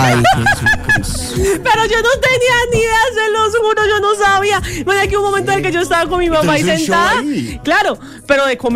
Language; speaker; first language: Spanish; native; Spanish